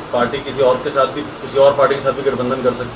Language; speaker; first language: Hindi; native; Hindi